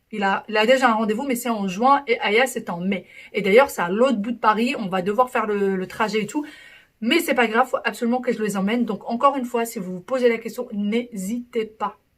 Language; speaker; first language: French; early bilingual, other home language; Arabic